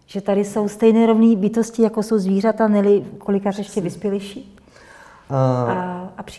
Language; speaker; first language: Czech; native; Czech